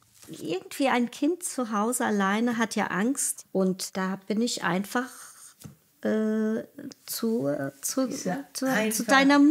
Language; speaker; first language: German; early bilingual, other home language; Portuguese